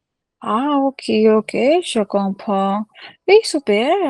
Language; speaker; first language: French; non-native, learner; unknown